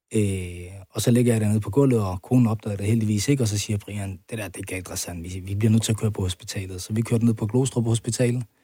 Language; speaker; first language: Danish; early bilingual, other home language; Arabic